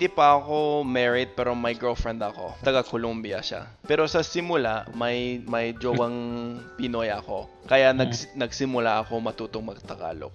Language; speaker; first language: Filipino; non-native, fluent; English